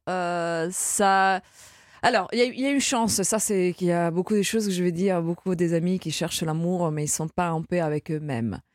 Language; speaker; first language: French; non-native, fluent; Italian